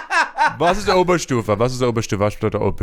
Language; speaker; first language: German; non-native, learner; English